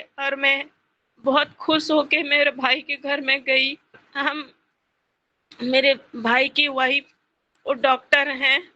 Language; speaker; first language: Hindi; non-native, local second language; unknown